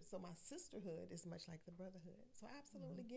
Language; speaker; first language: English; native; English